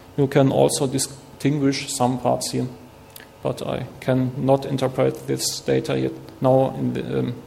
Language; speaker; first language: English; non-native, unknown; German